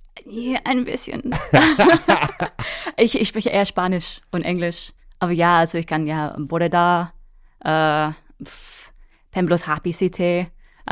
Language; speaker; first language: German; non-native, fluent; English